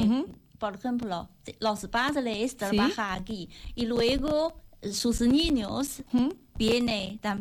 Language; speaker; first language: Spanish; non-native, learner; Chinese